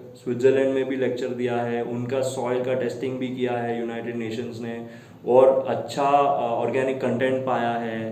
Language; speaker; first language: Hindi; non-native, local second language; Gujarati